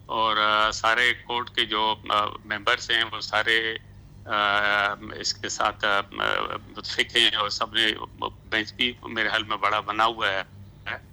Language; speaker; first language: Urdu; non-native, local second language; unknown